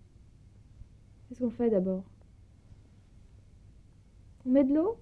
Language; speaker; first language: French; native; French